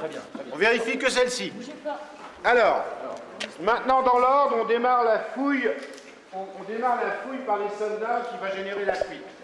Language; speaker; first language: French; native; French